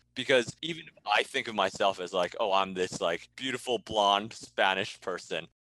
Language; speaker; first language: English; early bilingual, other home language; Chinese